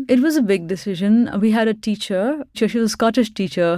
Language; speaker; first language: English; non-native, local second language; Urdu